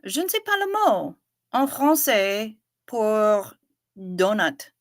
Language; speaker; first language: French; non-native, learner; English